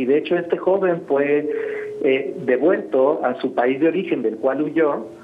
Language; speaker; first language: Spanish; native; Spanish